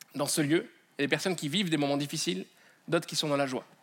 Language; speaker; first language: French; native; French